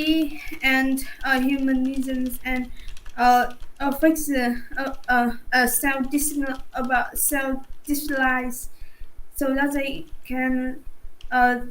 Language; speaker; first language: English; non-native, learner; Vietnamese